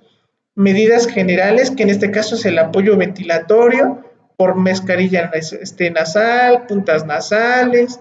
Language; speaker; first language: Spanish; native; Spanish